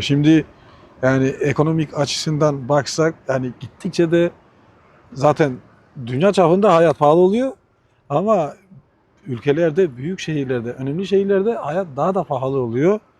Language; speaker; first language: Turkish; non-native, fluent; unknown